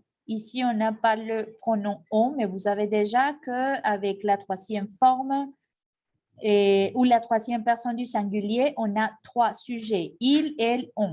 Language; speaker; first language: French; non-native, fluent; Spanish